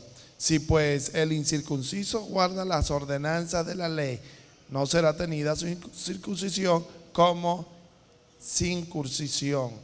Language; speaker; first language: Spanish; native; Spanish